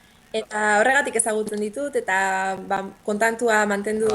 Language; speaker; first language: Basque; native; Basque